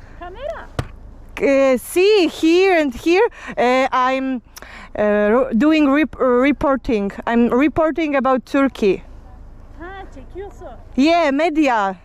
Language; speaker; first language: English; non-native, learner; Polish